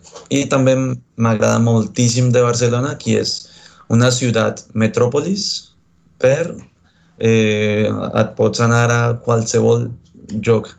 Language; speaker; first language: Catalan; non-native, fluent; Spanish